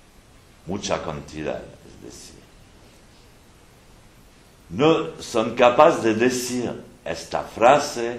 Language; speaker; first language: Spanish; non-native, fluent; French